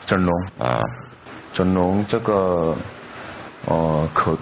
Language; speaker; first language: Chinese; non-native, fluent; Korean